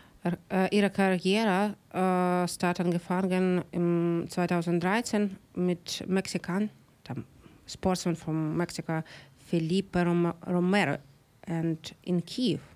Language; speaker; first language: German; non-native, learner; Ukrainian